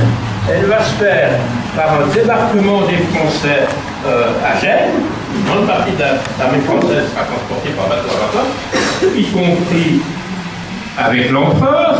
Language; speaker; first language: French; native; French